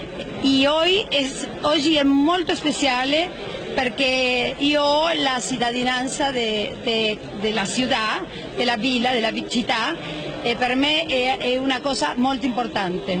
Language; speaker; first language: Italian; non-native, learner; Spanish